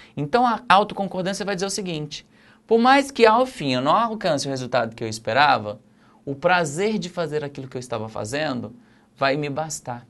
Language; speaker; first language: Portuguese; native; Portuguese